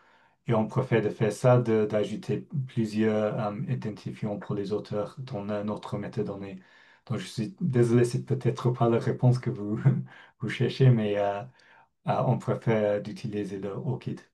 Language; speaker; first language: French; non-native, fluent; English